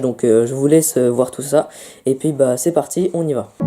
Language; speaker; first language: French; native; French